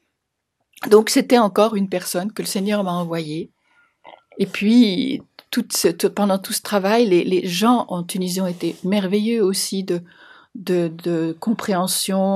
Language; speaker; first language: French; native; French